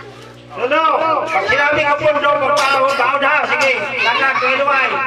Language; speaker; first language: Filipino; non-native, local second language; Bikol